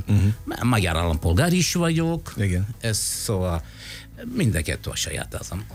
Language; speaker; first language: Hungarian; non-native, fluent; Italian